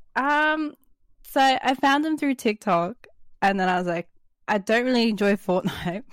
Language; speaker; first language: English; native; English